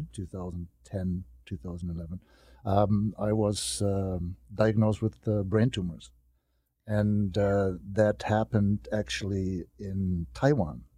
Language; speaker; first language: English; non-native, fluent; German